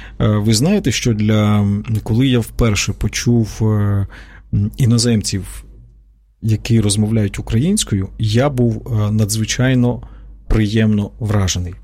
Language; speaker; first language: Ukrainian; native; Ukrainian